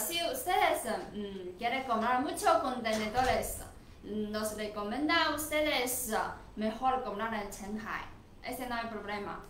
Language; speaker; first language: Spanish; non-native, learner; Chinese